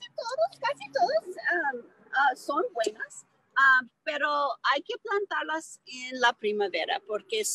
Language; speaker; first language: Spanish; non-native, fluent; English